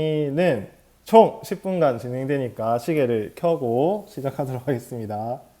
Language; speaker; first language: Korean; native; Korean